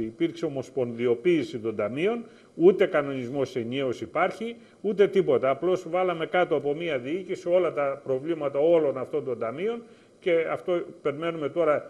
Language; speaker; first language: Greek; native; Greek